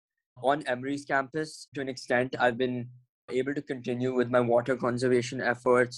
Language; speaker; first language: English; non-native, local second language; Hindi